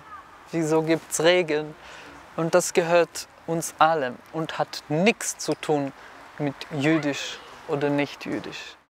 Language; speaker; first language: German; non-native, fluent; Hebrew